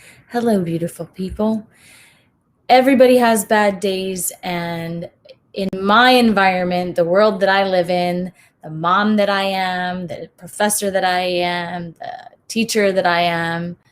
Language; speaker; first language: English; native; English